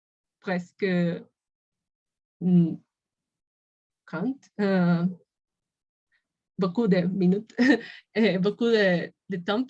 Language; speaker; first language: French; non-native, learner; Spanish